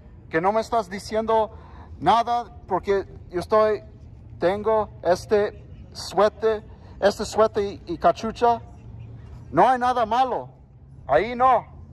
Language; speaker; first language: Spanish; non-native, learner; English